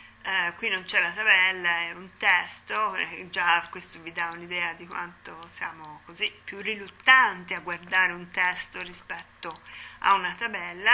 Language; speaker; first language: Italian; native; Italian